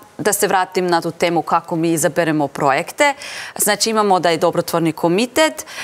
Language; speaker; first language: Serbian; non-native, fluent; German